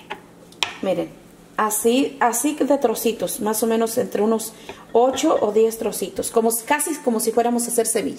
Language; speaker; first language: Spanish; native; Spanish